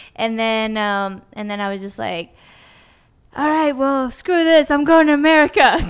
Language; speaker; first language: English; non-native, fluent; Swedish